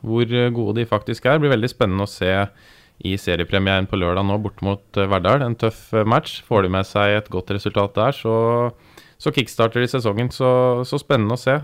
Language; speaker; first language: Norwegian; native; Norwegian